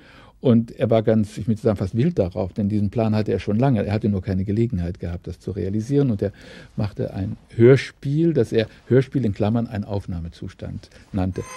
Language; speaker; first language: German; native; German